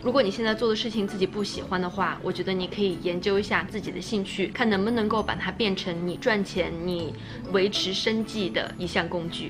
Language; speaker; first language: Chinese; native; Chinese